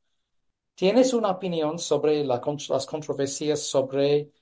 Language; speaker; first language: Spanish; non-native, fluent; English